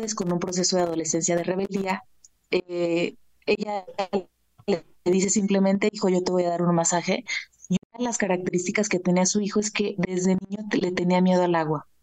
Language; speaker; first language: Spanish; native; Spanish